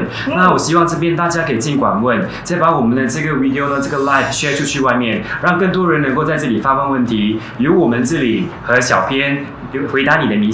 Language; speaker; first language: Chinese; native; Chinese